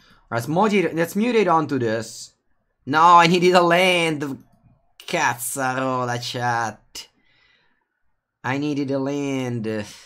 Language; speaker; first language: English; non-native, fluent; Italian